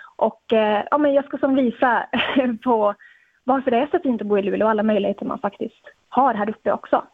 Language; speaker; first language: Swedish; native; Swedish